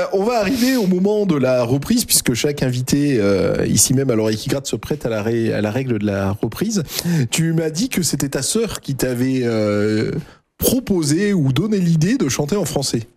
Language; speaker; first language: French; native; French